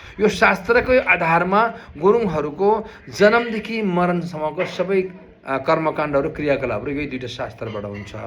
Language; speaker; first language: Nepali; non-native, local second language; Gurung